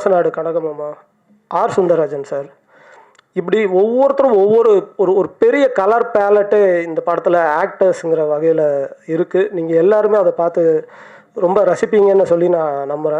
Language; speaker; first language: Tamil; native; Tamil